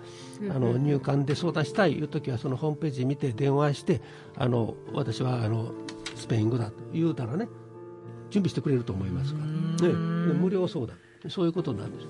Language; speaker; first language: Japanese; native; Japanese